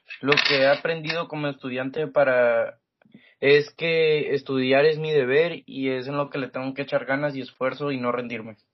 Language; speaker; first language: Spanish; early bilingual, heritage; Spanish